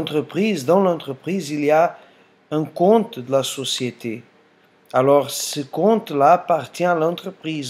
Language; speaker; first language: French; non-native, fluent; Portuguese